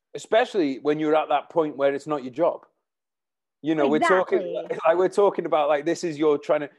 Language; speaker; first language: English; native; English